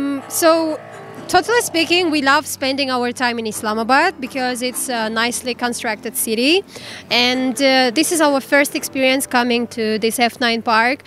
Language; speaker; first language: English; non-native, learner; Kazakh